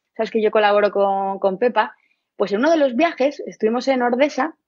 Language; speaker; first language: Spanish; native; Spanish